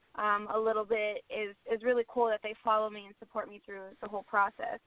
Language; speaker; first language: English; native; English